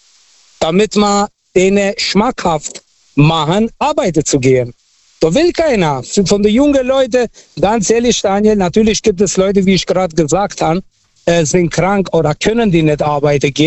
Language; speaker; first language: German; non-native, learner; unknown